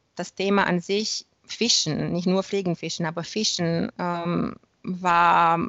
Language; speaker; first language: German; non-native, fluent; Romanian